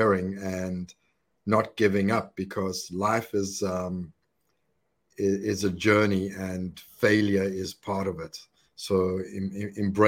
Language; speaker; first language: English; native; English